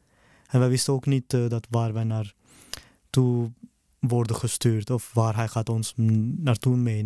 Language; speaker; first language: Dutch; early bilingual, other home language; Urdu